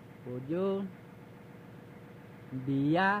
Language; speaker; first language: Spanish; non-native, local second language; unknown